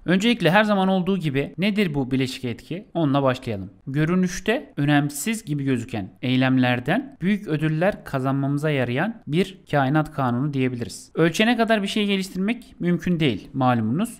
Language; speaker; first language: Turkish; native; Turkish